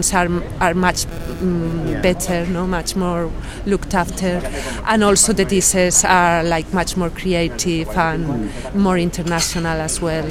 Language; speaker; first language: English; non-native, fluent; Spanish